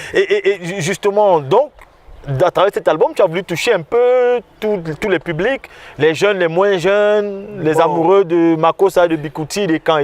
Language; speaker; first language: French; native; French